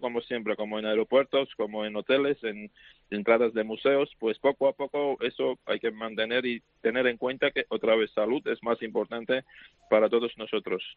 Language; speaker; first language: Spanish; non-native, fluent; Georgian